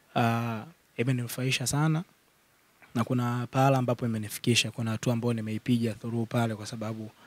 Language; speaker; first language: Swahili; native; Swahili